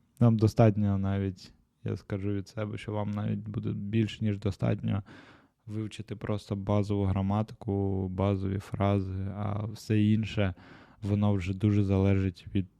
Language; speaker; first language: Ukrainian; non-native, local second language; Russian